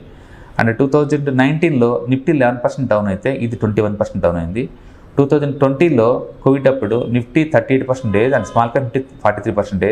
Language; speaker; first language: Telugu; native; Telugu